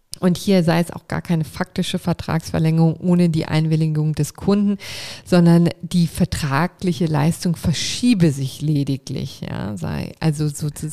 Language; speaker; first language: German; native; German